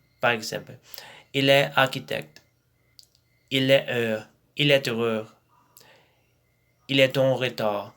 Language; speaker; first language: French; non-native, learner; Spanish